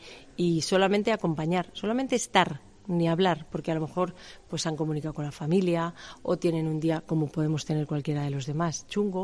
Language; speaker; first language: Spanish; native; Spanish